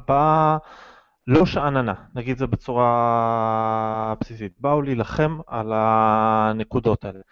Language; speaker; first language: Hebrew; native; Hebrew